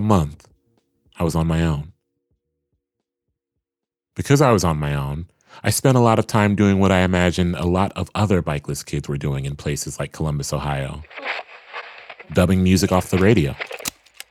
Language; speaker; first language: English; native; English